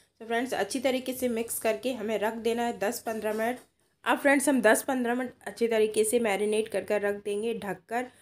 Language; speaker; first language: Hindi; non-native, local second language; Odia